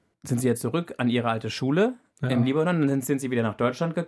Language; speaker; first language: German; native; German